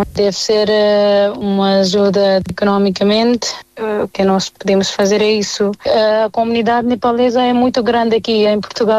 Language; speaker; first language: Portuguese; non-native, fluent; Nepali